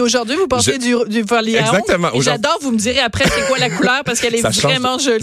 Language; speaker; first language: French; native; French